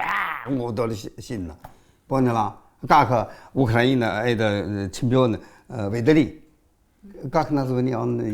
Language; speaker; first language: Russian; non-native, learner; Chinese